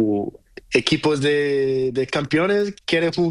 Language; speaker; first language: Spanish; non-native, learner; Portuguese